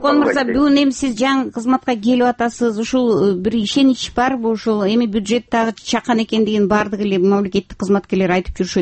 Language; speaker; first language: Kyrgyz; native; Kyrgyz